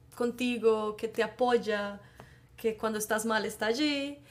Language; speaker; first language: Spanish; native; Spanish